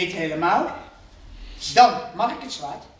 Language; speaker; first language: Dutch; native; Dutch